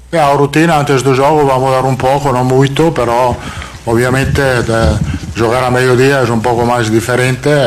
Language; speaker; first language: Portuguese; non-native, learner; Italian